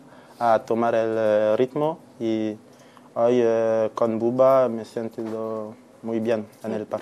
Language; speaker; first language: Spanish; non-native, fluent; French